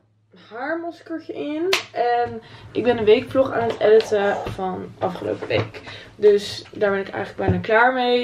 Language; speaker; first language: Dutch; native; Dutch